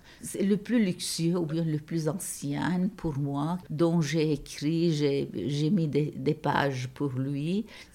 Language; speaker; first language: French; non-native, fluent; Turkish